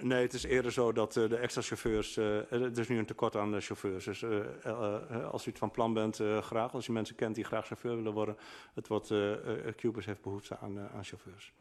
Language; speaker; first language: Dutch; native; Dutch